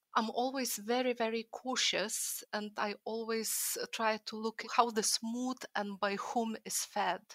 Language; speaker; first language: English; non-native, fluent; Lithuanian